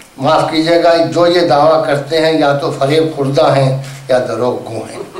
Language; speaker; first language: Urdu; native; Urdu